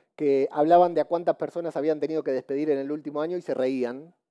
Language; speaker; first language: Spanish; native; Spanish